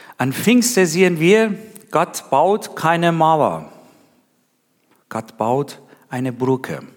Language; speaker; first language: German; non-native, learner; Persian